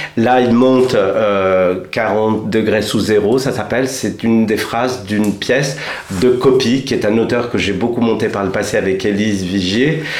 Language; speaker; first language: French; non-native, fluent; Spanish